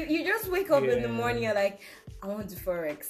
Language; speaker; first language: English; non-native, local second language; Igbo